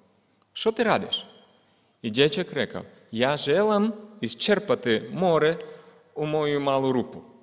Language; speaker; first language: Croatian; non-native, learner; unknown